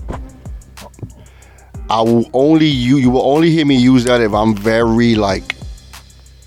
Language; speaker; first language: English; early bilingual, other home language; Spanish